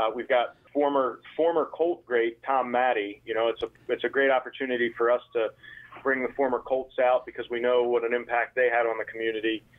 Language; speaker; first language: English; native; English